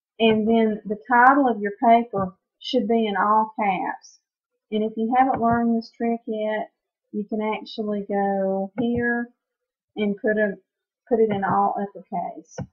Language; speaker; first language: English; native; English